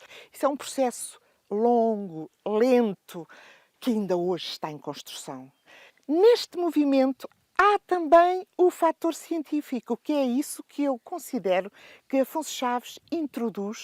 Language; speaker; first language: Portuguese; native; Portuguese